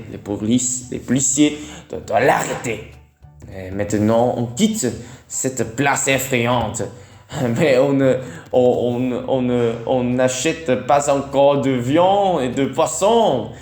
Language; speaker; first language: French; non-native, learner; Vietnamese